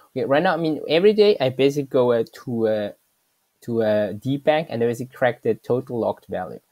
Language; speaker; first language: English; non-native, fluent; German